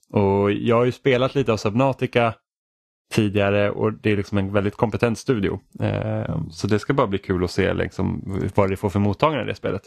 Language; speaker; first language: Swedish; native; Swedish